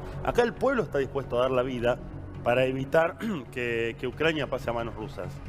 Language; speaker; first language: Spanish; native; Spanish